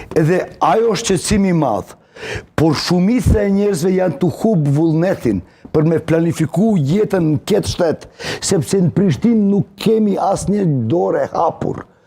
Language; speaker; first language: Albanian; non-native, local second language; Serbian